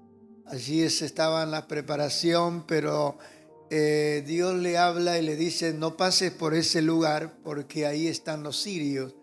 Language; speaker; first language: Spanish; native; Spanish